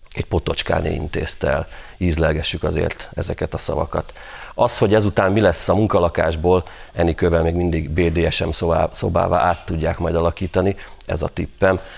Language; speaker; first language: Hungarian; native; Hungarian